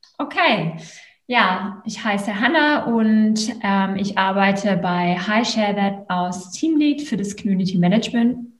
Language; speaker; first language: German; non-native, fluent; English